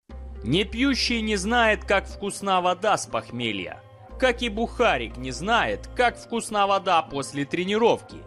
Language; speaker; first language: Russian; native; Russian